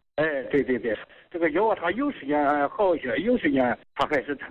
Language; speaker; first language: Chinese; native; Chinese